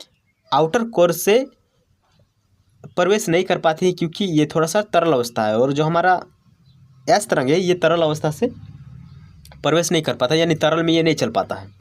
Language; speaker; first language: Hindi; native; Hindi